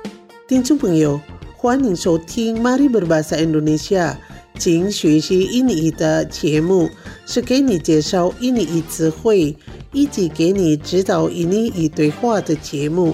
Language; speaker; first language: Chinese; non-native, fluent; Indonesian